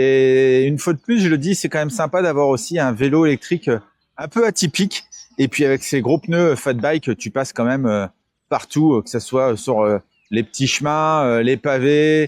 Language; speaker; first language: French; native; French